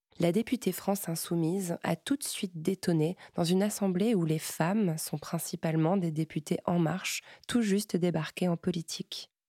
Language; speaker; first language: French; native; French